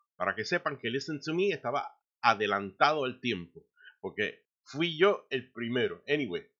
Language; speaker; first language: Spanish; native; Spanish